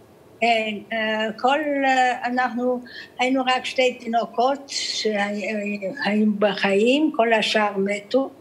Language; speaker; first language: Hebrew; early bilingual, other home language; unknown